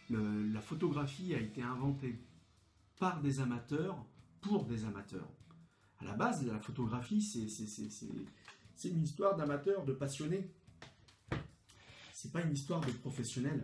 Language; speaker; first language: French; native; French